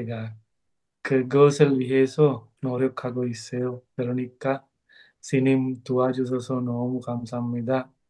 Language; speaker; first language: Korean; non-native, learner; Sinhala